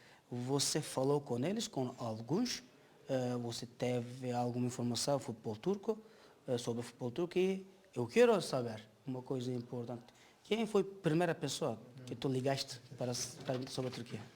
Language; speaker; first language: Portuguese; non-native, learner; Turkish